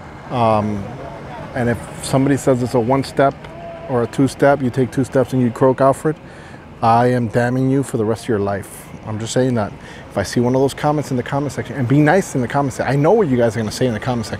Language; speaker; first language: English; early bilingual, other home language; Spanish